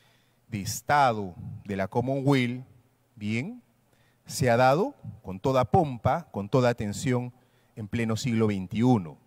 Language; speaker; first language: Spanish; native; Spanish